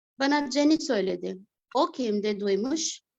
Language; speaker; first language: Turkish; non-native, learner; Urdu